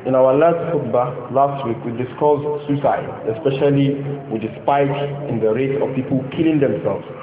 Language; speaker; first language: English; non-native, local second language; Yoruba